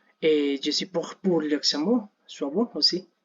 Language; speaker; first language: French; non-native, learner; Spanish